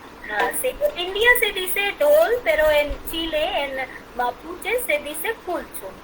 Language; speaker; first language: Spanish; non-native, fluent; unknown